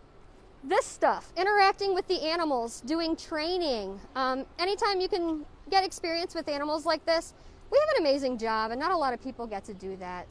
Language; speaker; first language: English; native; English